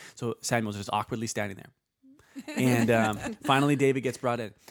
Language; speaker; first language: English; early bilingual, other home language; Icelandic